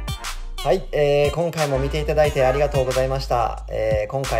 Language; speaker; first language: Japanese; native; Japanese